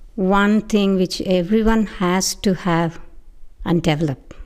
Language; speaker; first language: English; non-native, local second language; Tamil